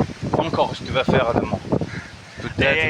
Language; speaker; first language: French; non-native, learner; Portuguese